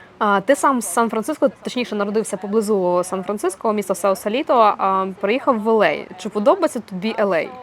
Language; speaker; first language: Ukrainian; native; Ukrainian